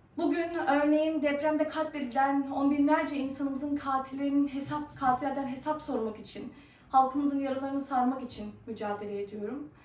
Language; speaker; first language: Turkish; early bilingual, heritage; Turkish